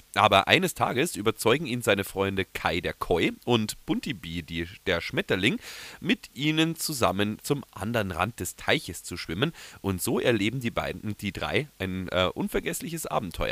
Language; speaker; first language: German; native; German